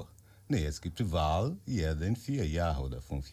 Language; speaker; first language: German; non-native, learner; Portuguese